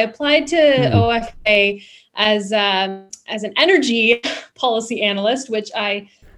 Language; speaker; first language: English; native; English